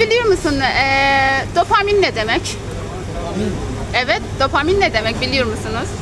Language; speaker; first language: Turkish; non-native, learner; Persian